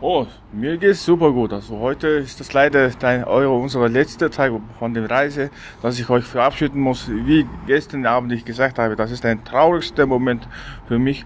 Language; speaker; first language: German; non-native, fluent; Mongolian